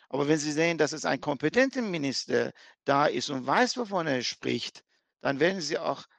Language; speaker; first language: German; non-native, fluent; Persian